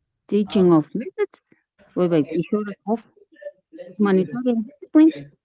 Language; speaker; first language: English; non-native, learner; Russian